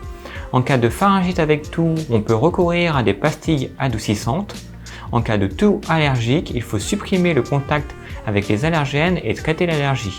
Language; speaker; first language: French; native; French